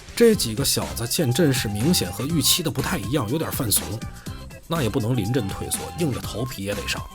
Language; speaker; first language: Chinese; native; Chinese